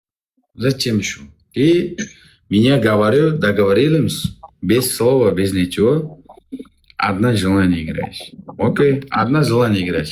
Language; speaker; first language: Russian; non-native, local second language; Uzbek